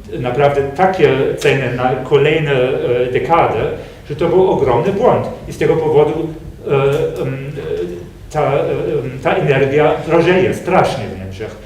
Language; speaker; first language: Polish; non-native, fluent; German